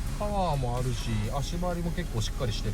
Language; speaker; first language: Japanese; native; Japanese